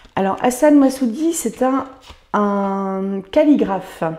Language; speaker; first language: French; native; French